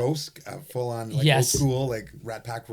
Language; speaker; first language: English; native; English